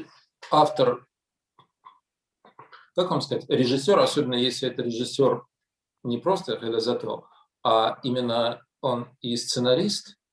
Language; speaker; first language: Russian; native; Russian